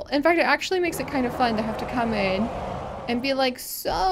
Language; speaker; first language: English; native; English